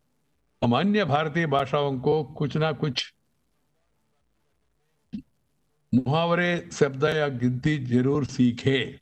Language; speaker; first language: Hindi; non-native, local second language; Telugu